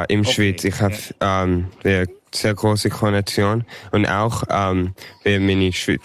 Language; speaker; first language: German; early bilingual, heritage; English